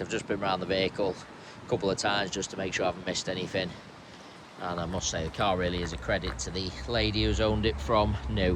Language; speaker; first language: English; native; English